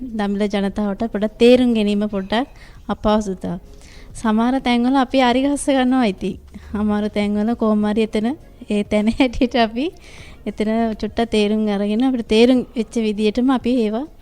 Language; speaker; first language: Sinhala; non-native, local second language; Tamil